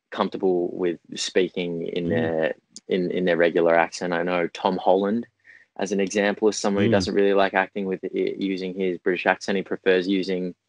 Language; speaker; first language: English; native; English